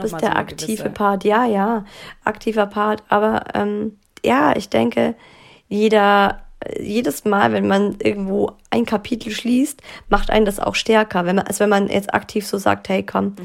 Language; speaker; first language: German; native; German